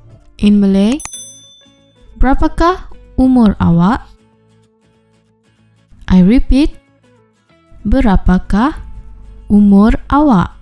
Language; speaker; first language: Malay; non-native, fluent; Urdu